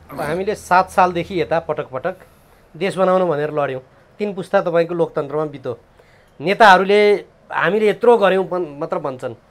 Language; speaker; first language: Nepali; native; Nepali